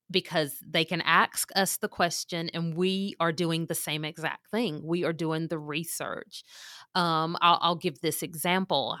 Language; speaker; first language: English; native; English